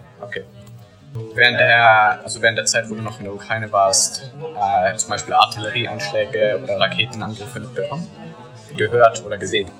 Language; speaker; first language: German; native; German